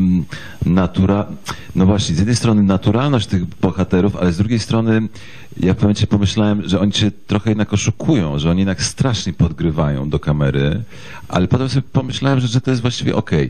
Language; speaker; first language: Polish; native; Polish